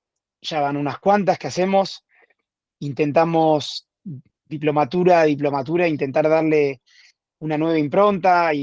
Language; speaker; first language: Spanish; native; Spanish